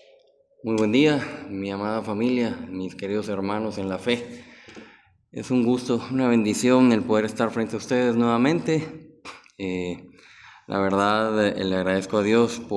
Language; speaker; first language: Spanish; native; Spanish